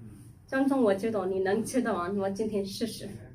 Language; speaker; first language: Chinese; non-native, learner; Urdu